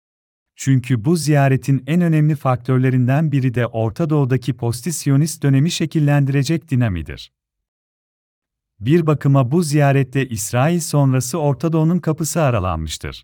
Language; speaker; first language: Turkish; native; Turkish